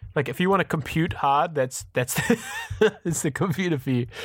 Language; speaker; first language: English; native; English